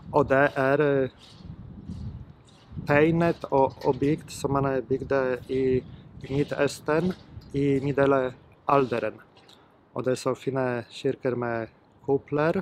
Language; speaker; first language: Norwegian; non-native, fluent; Polish